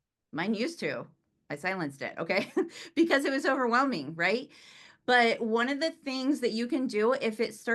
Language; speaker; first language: English; native; English